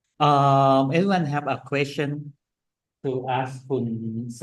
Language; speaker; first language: English; non-native, learner; Thai